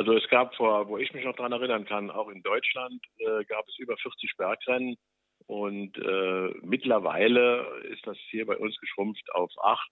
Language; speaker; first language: German; native; German